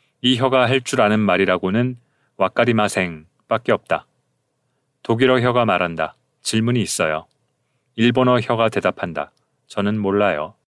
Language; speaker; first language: Korean; native; Korean